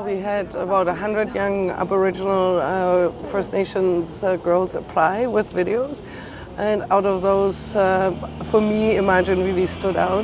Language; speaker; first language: English; non-native, fluent; German